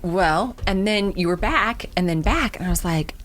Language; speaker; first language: English; native; English